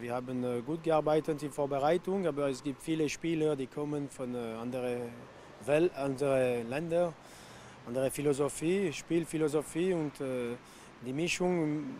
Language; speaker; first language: German; non-native, local second language; French